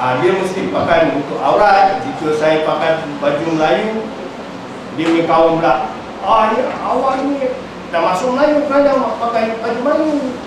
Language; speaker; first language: Malay; non-native, local second language; Chinese